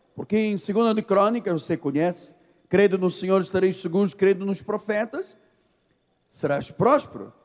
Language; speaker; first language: Portuguese; native; Portuguese